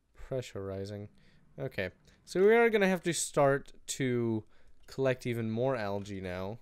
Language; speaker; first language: English; native; English